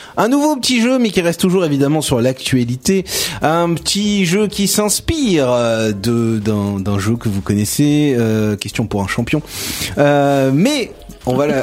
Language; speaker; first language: French; native; French